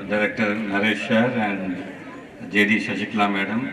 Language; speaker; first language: English; non-native, local second language; Tamil